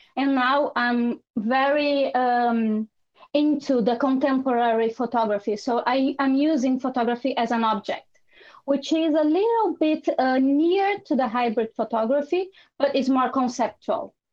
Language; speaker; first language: English; non-native, fluent; Portuguese